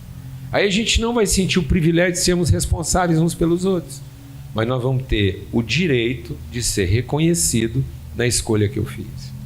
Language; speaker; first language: Portuguese; native; Portuguese